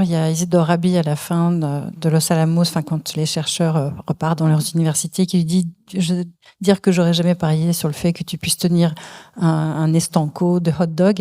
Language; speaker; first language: French; native; French